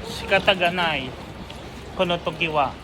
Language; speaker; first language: Japanese; non-native, learner; Filipino